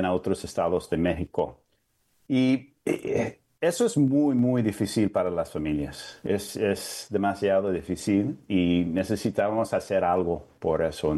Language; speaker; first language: Spanish; non-native, fluent; English